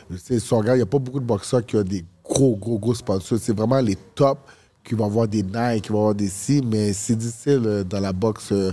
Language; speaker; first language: French; early bilingual, other home language; Haitian Creole